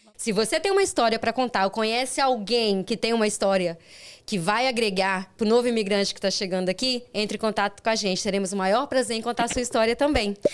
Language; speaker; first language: Portuguese; native; Portuguese